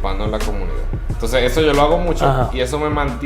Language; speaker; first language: Spanish; native; Spanish